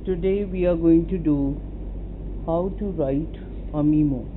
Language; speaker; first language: English; non-native, local second language; Punjabi